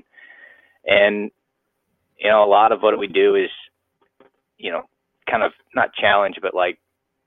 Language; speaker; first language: English; native; English